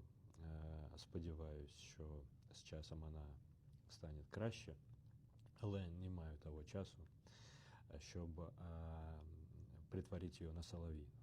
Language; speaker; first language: Ukrainian; non-native, learner; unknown